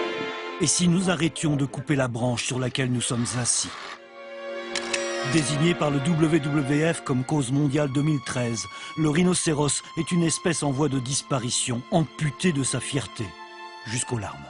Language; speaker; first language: French; native; French